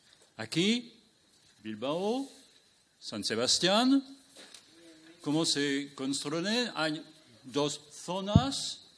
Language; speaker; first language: Spanish; non-native, fluent; French